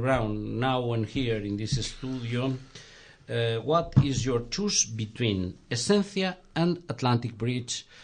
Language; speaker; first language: English; non-native, fluent; Galician